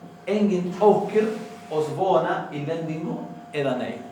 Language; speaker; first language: Icelandic; non-native, learner; Spanish